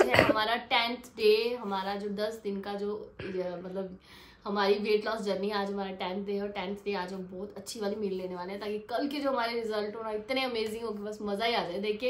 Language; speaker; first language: Hindi; native; Hindi